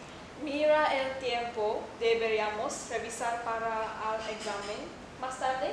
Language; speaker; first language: Spanish; non-native, learner; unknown